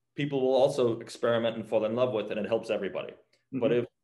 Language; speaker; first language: English; native; English